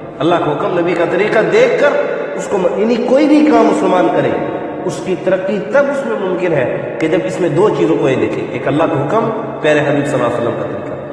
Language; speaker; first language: Urdu; non-native, local second language; Pashto